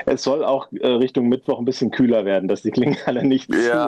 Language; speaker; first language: German; native; German